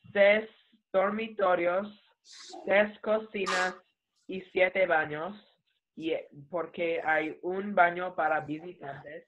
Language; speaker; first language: Spanish; non-native, learner; English